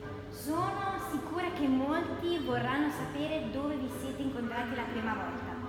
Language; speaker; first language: Italian; native; Italian